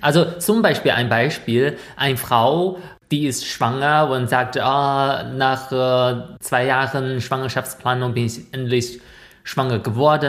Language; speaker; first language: German; non-native, fluent; Chinese